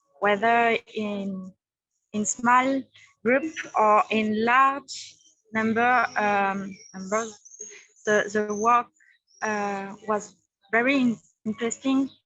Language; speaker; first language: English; non-native, learner; French